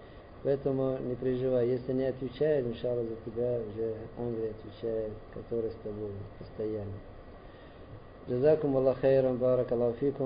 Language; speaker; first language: Russian; non-native, learner; Arabic